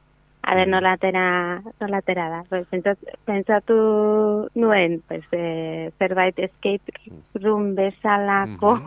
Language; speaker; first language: Basque; non-native, local second language; Spanish